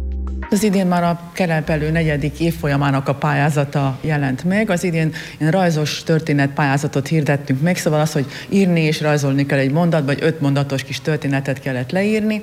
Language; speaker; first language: Hungarian; native; Hungarian